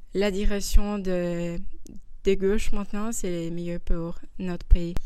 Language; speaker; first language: French; non-native, fluent; Portuguese